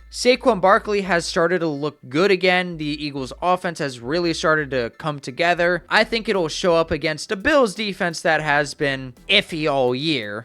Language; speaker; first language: English; native; English